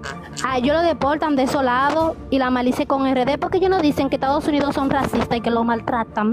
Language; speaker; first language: Spanish; native; Spanish